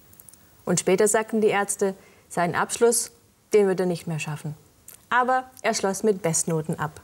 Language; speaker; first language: German; native; German